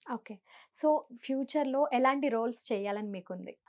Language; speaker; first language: Telugu; native; Telugu